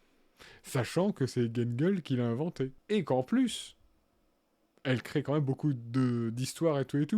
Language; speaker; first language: French; native; French